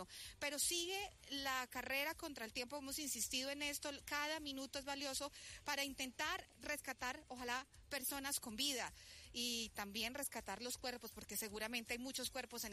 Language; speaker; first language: Spanish; native; Spanish